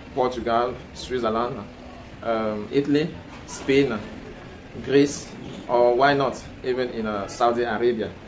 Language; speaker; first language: English; non-native, local second language; French